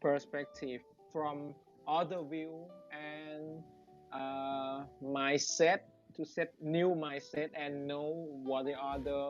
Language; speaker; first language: English; non-native, learner; Thai